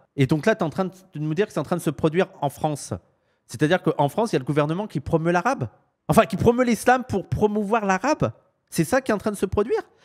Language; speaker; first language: French; native; French